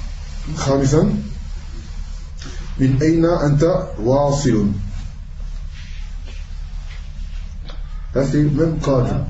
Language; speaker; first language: Arabic; non-native, fluent; French